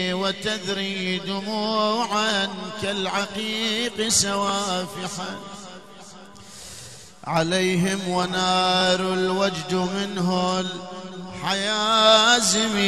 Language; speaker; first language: Arabic; native; Arabic